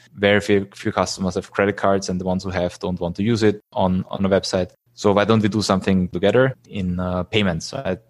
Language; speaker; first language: English; non-native, fluent; German